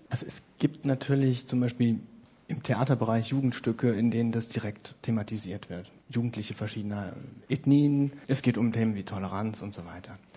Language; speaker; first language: German; native; German